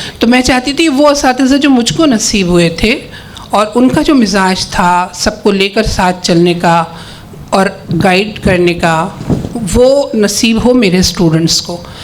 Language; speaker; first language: Urdu; native; Urdu